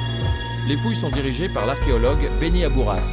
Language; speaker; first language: French; native; French